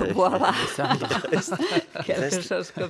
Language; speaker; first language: French; non-native, fluent; Finnish